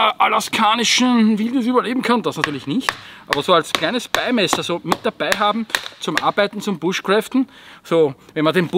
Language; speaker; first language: German; native; German